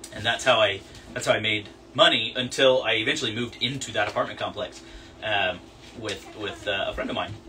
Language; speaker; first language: English; native; English